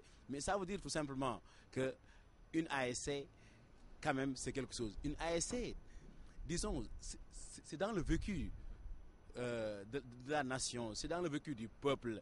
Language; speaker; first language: French; non-native, local second language; Wolof